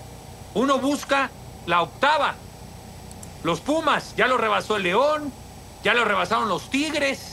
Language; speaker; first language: Spanish; native; Spanish